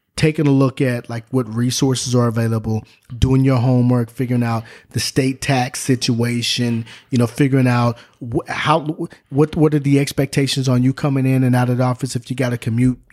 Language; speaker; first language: English; native; English